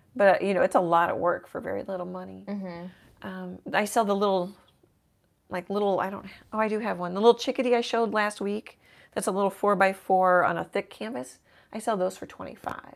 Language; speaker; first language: English; native; English